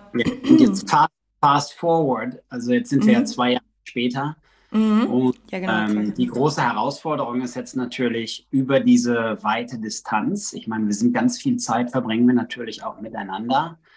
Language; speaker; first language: German; native; German